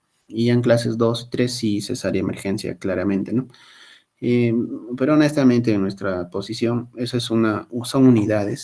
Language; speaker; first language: Spanish; native; Spanish